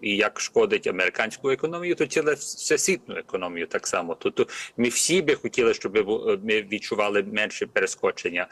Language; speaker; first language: Ukrainian; early bilingual, heritage; Ukrainian